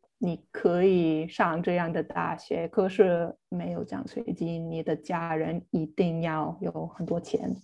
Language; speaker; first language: Chinese; non-native, fluent; English